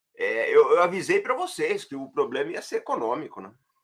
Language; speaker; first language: Portuguese; native; Portuguese